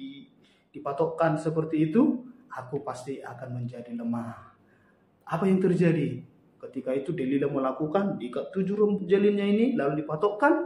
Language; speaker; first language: Indonesian; native; Indonesian